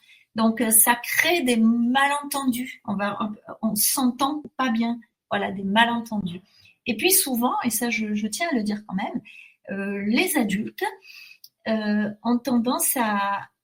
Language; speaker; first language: French; native; French